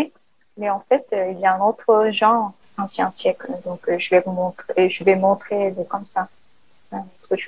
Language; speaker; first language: French; non-native, learner; Korean